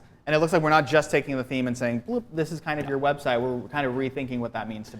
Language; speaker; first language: English; native; English